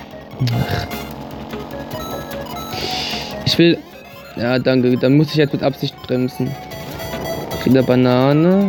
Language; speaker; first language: German; native; German